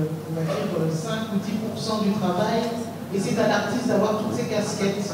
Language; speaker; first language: French; native; French